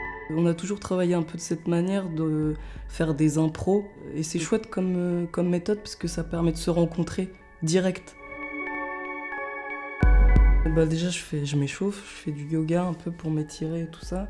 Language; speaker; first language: French; native; French